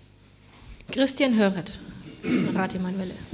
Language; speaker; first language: German; native; German